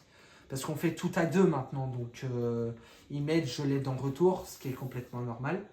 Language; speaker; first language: French; native; French